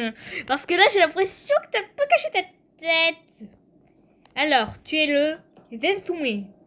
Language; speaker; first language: French; native; French